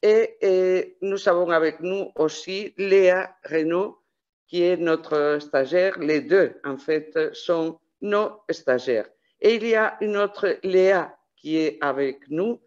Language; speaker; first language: French; non-native, fluent; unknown